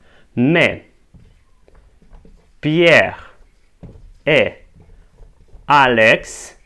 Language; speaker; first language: French; non-native, fluent; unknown